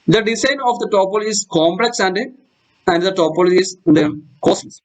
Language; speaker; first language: English; non-native, local second language; Malayalam